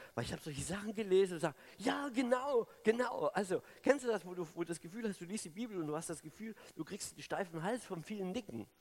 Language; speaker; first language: German; native; German